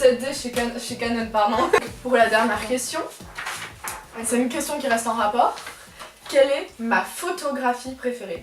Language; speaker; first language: French; native; French